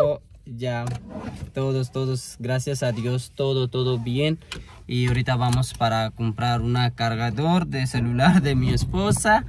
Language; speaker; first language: Spanish; non-native, learner; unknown